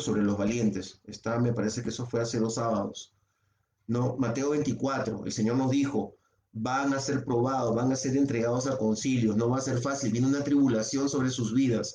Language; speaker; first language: Spanish; native; Spanish